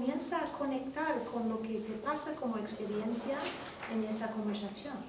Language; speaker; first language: Spanish; non-native, fluent; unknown